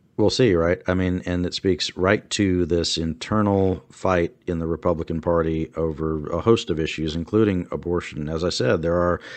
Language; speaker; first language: English; native; English